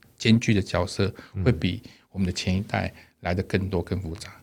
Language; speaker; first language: Chinese; native; Chinese